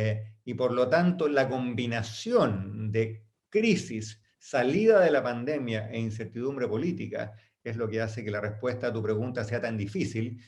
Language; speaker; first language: Spanish; native; Spanish